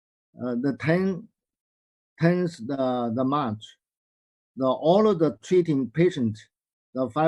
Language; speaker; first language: English; non-native, learner; Chinese